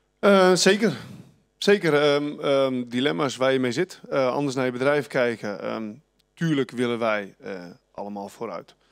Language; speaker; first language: Dutch; native; Dutch